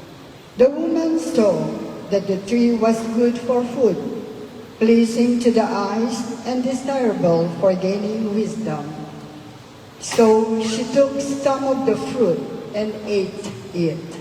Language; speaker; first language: English; non-native, local second language; Filipino